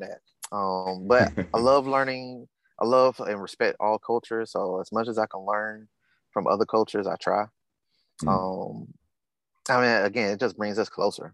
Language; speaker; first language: English; native; English